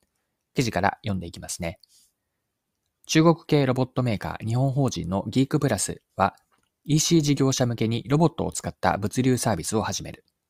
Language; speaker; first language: Japanese; native; Japanese